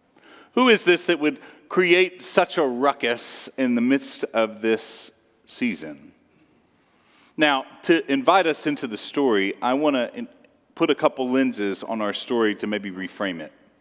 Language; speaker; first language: English; native; English